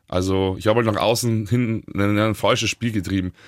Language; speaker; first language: German; native; German